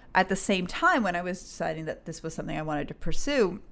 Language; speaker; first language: English; native; English